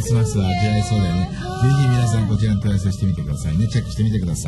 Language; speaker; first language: Japanese; native; Japanese